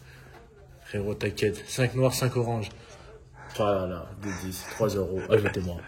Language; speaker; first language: French; native; French